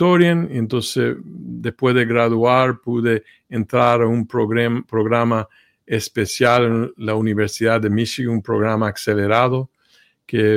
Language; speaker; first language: Spanish; early bilingual, heritage; Spanish